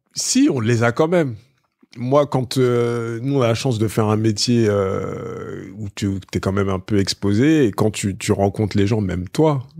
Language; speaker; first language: French; native; French